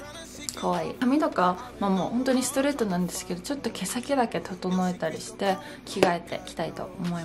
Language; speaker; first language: Japanese; native; Japanese